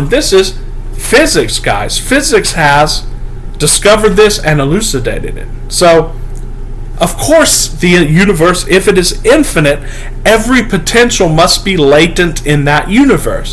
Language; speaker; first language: English; native; English